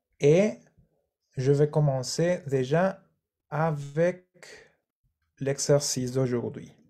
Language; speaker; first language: French; non-native, fluent; Spanish